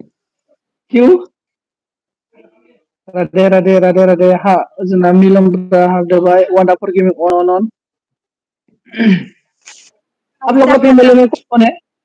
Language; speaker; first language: Hindi; non-native, local second language; Bodo